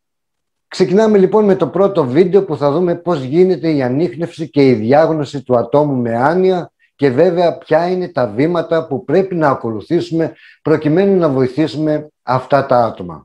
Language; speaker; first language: Greek; native; Greek